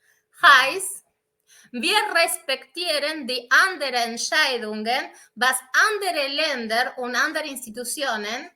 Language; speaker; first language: German; non-native, fluent; Spanish